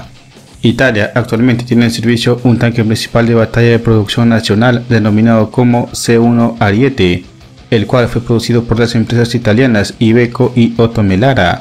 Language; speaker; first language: Spanish; native; Spanish